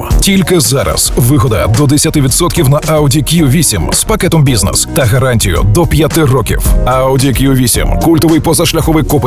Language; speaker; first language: Ukrainian; native; Ukrainian